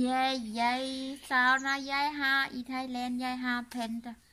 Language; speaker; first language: Danish; non-native, learner; Thai